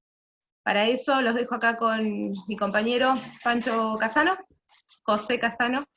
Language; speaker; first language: Spanish; native; Spanish